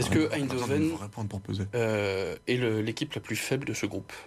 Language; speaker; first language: French; native; French